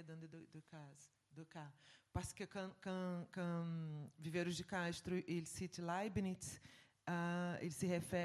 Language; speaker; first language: French; non-native, fluent; Portuguese